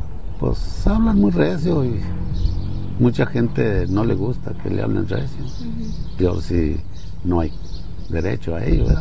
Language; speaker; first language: Spanish; native; Spanish